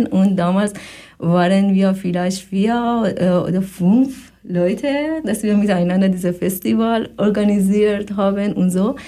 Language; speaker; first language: German; non-native, fluent; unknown